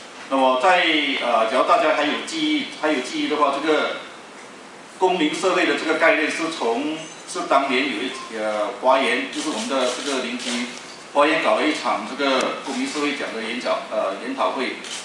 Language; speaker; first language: Chinese; native; Chinese